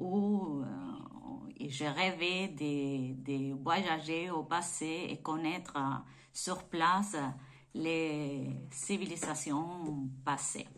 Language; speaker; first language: French; non-native, fluent; Spanish